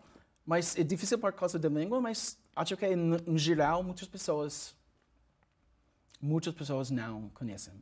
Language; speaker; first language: Portuguese; non-native, learner; English